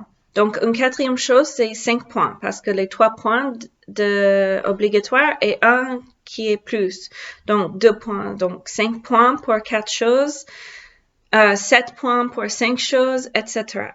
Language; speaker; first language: French; non-native, learner; English